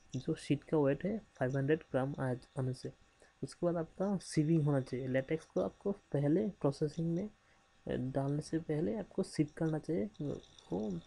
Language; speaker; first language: Hindi; non-native, local second language; Bangla